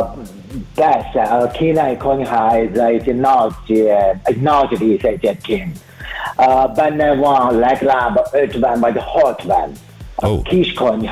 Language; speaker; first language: Hungarian; non-native, learner; Chinese